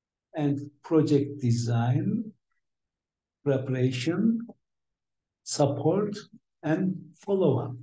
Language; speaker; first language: English; non-native, fluent; Turkish